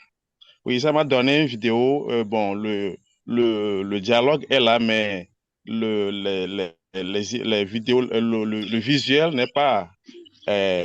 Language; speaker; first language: French; non-native, local second language; Wolof